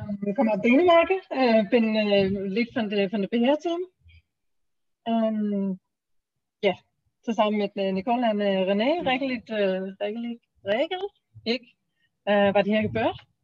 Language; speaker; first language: Dutch; non-native, learner; Danish